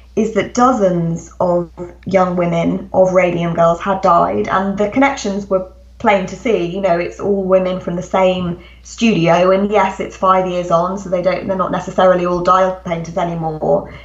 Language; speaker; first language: English; native; English